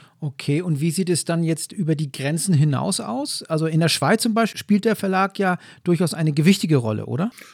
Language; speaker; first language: German; native; German